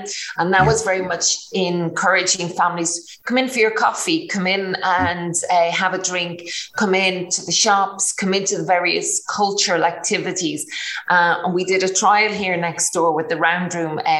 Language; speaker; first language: English; native; English